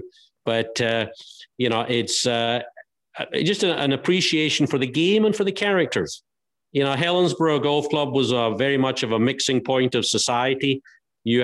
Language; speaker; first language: English; native; English